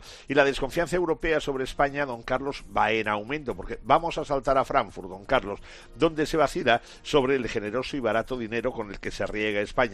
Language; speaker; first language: Spanish; native; Spanish